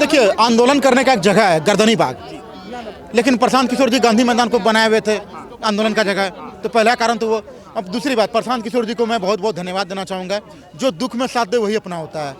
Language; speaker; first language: Hindi; native; Hindi